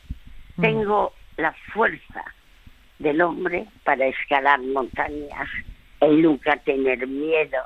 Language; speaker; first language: Spanish; early bilingual, other home language; French